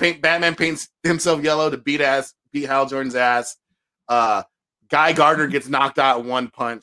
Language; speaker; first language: English; native; English